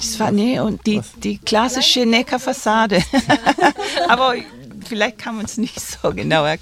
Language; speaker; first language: German; non-native, fluent; Spanish